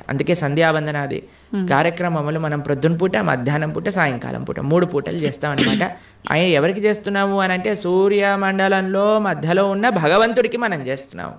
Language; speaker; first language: Telugu; native; Telugu